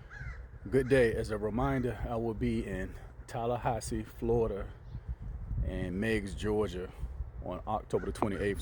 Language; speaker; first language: English; native; English